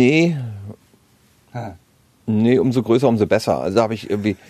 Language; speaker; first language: German; native; German